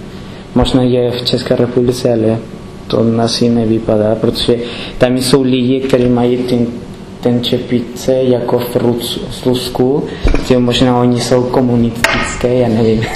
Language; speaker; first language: Czech; non-native, learner; Spanish